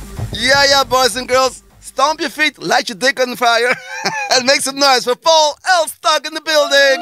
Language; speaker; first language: English; non-native, fluent; Dutch